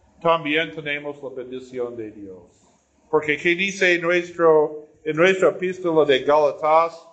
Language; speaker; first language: Spanish; non-native, learner; English